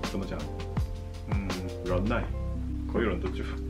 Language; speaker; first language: Chinese; non-native, learner; Korean